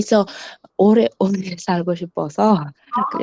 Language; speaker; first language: Korean; non-native, learner; Uzbek